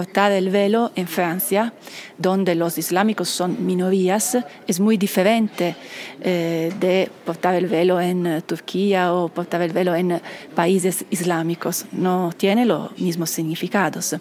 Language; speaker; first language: Spanish; non-native, fluent; Italian